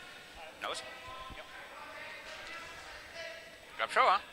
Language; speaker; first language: German; non-native, fluent; French